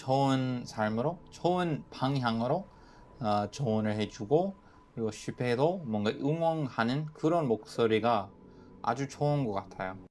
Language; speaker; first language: Korean; non-native, fluent; English